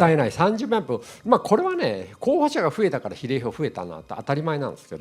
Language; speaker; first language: Japanese; native; Japanese